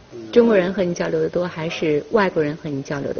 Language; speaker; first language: Chinese; native; Chinese